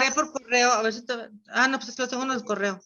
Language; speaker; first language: Spanish; native; Spanish